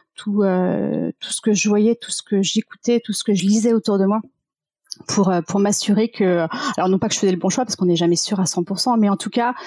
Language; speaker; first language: French; native; French